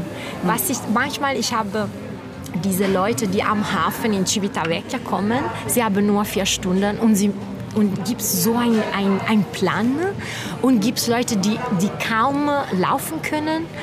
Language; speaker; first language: German; non-native, fluent; Italian